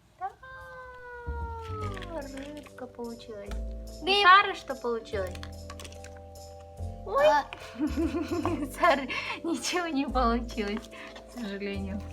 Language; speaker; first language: Russian; non-native, local second language; Kazakh